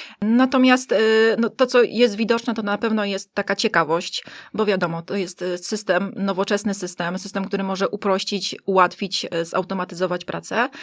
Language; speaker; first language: Polish; native; Polish